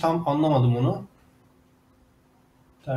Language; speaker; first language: Turkish; native; Turkish